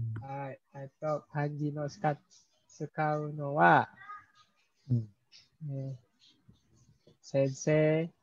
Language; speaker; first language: Japanese; non-native, learner; Indonesian